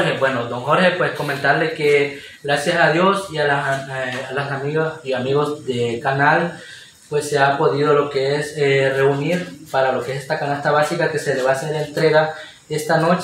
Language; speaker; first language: Spanish; native; Spanish